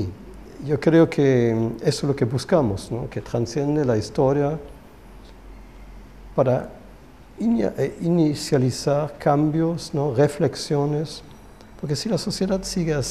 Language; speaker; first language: Spanish; non-native, fluent; German